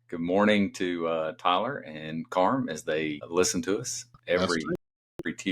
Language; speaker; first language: English; native; English